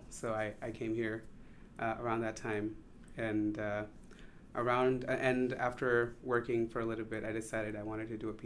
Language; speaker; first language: English; non-native, local second language; Tamil